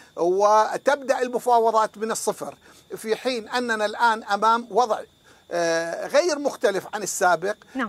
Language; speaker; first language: Arabic; non-native, fluent; Persian